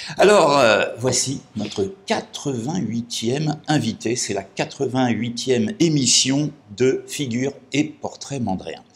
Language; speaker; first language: French; native; French